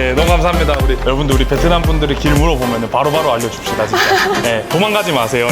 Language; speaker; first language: Korean; native; Korean